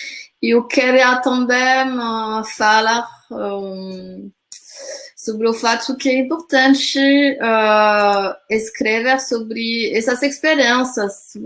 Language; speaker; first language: Portuguese; non-native, fluent; French